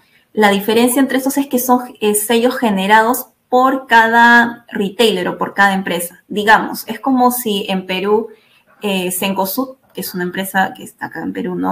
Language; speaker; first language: Spanish; native; Spanish